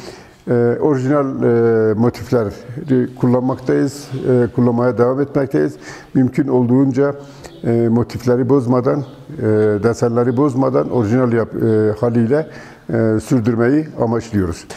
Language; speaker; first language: Turkish; native; Turkish